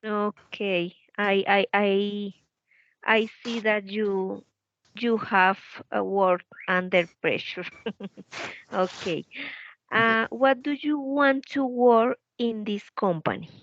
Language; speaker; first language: English; non-native, learner; Spanish